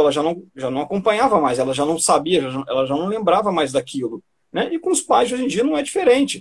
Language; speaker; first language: Portuguese; native; Portuguese